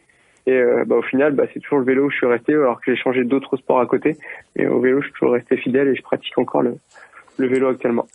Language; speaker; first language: French; native; French